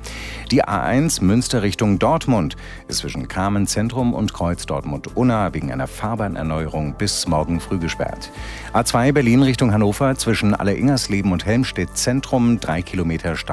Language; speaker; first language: German; native; German